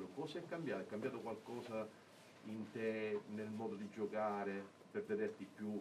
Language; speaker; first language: Italian; native; Italian